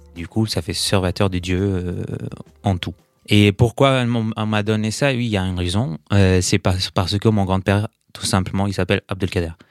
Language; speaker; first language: French; non-native, fluent; Arabic